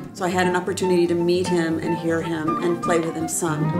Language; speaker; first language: English; native; English